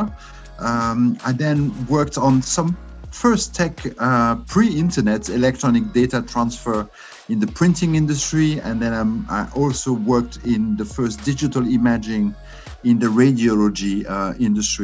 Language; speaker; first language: English; non-native, fluent; French